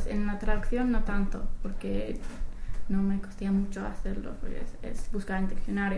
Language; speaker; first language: Spanish; non-native, fluent; English